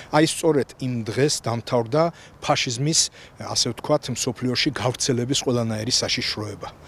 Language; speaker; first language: Georgian; native; Georgian